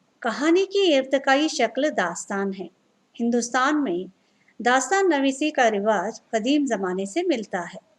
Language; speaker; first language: Urdu; native; Urdu